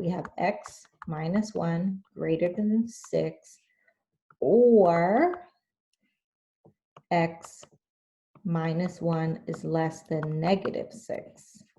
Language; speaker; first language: English; native; English